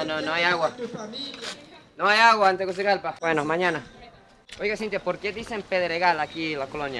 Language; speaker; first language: Spanish; non-native, fluent; Japanese